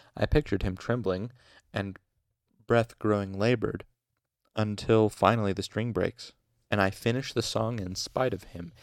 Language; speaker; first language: English; native; English